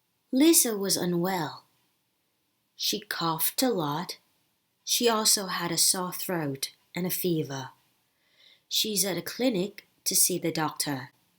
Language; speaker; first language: English; non-native, fluent; Thai